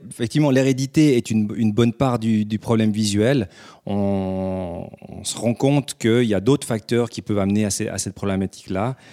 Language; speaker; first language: French; native; French